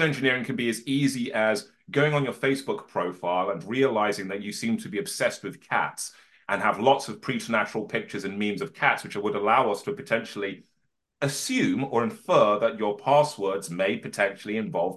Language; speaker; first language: English; native; English